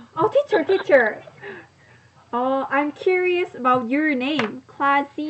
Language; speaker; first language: English; non-native, learner; Korean